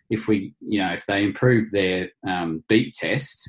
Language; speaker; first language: English; native; English